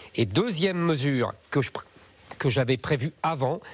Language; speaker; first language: French; native; French